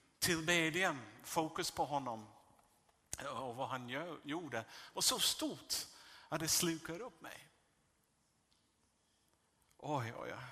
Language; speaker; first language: Swedish; non-native, fluent; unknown